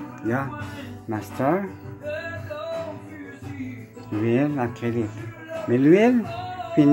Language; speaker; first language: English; non-native, learner; French